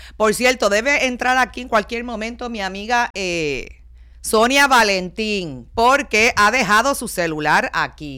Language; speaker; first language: Spanish; native; Spanish